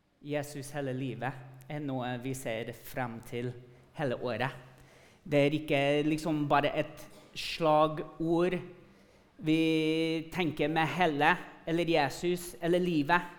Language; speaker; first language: Norwegian; non-native, fluent; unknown